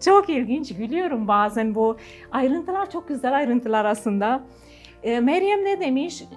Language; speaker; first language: Turkish; non-native, fluent; Romanian